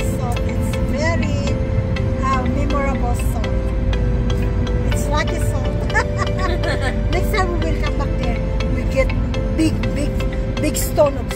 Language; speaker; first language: English; non-native, learner; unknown